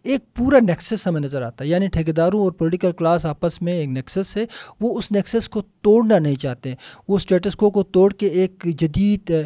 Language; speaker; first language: Urdu; non-native, local second language; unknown